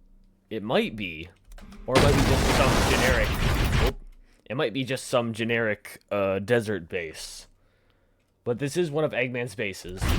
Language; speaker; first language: English; native; English